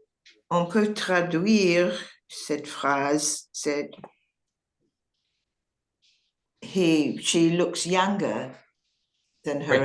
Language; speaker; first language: French; non-native, learner; English